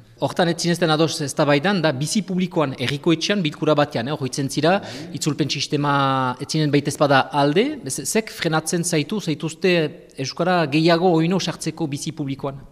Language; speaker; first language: Basque; native; Basque